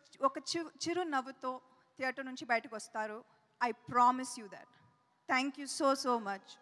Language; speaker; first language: Telugu; non-native, fluent; Tamil